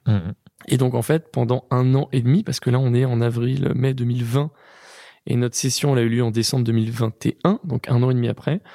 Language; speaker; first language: French; native; French